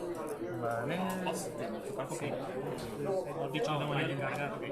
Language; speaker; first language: Spanish; native; Spanish